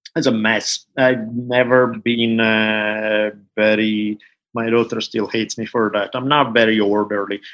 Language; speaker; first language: English; non-native, fluent; Italian